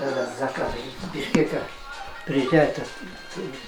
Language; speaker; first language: Russian; non-native, local second language; Kyrgyz